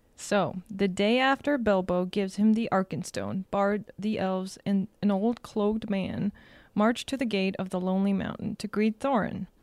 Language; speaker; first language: English; non-native, fluent; German